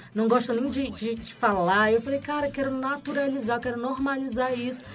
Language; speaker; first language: Portuguese; native; Portuguese